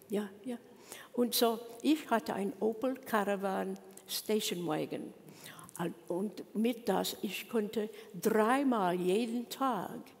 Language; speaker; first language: German; non-native, learner; English